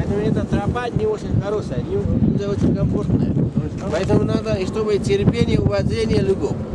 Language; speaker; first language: Russian; non-native, learner; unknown